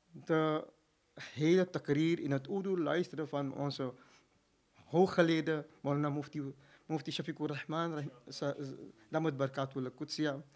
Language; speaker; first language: Dutch; non-native, fluent; Urdu